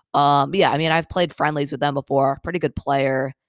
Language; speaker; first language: English; native; English